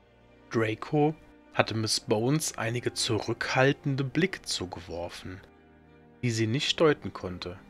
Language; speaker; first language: German; native; German